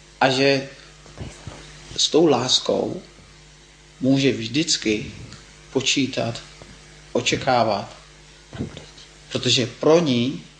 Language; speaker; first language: Czech; non-native, fluent; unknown